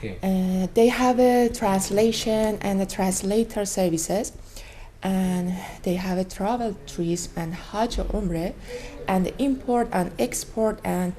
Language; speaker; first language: English; non-native, learner; Persian